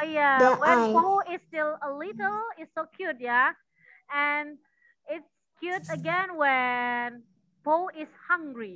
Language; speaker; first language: English; non-native, learner; Indonesian